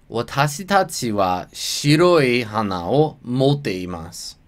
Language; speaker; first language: Japanese; non-native, learner; English